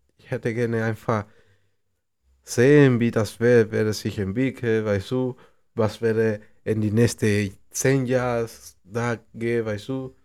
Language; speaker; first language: German; non-native, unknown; Spanish